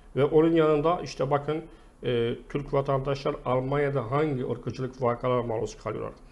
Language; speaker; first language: Turkish; non-native, fluent; Arabic